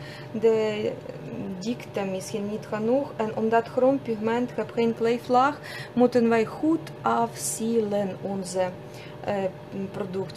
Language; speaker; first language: Dutch; non-native, fluent; Russian